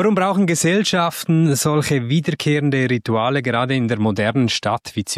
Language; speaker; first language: German; native; German